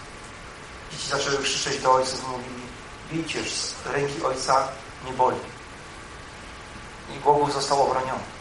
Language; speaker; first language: Polish; native; Polish